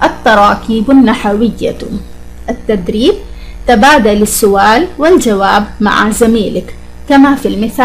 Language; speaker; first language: Arabic; non-native, fluent; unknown